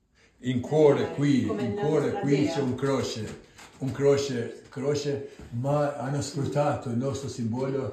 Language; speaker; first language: Italian; non-native, learner; Albanian